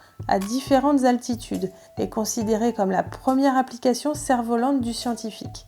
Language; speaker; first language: French; native; French